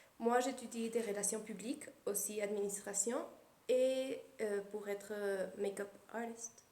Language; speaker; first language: French; early bilingual, heritage; Spanish